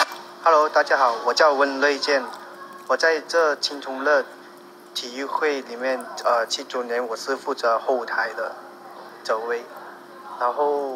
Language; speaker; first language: Chinese; native; Chinese